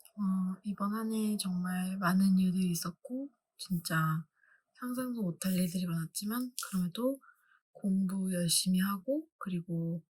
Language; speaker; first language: Korean; early bilingual, heritage; Korean